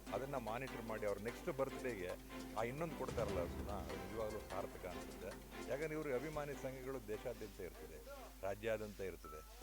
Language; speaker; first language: Kannada; native; Kannada